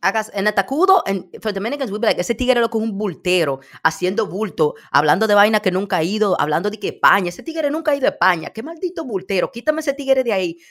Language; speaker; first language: Spanish; early bilingual, heritage; Spanish